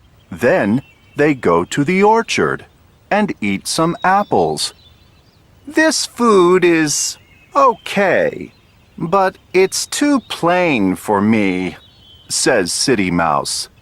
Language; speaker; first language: English; non-native, learner; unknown